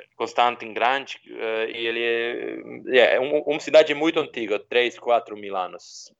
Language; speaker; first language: Portuguese; non-native, learner; Serbian